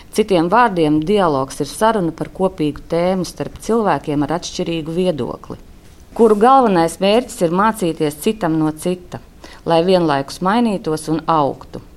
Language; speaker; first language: Latvian; native; Latvian